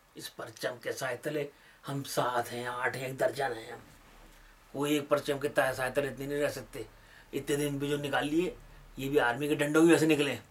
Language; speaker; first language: Urdu; native; Urdu